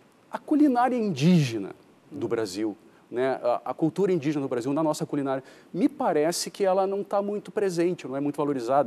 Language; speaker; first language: Portuguese; native; Portuguese